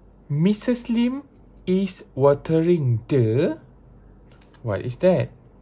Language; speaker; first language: English; non-native, local second language; Malay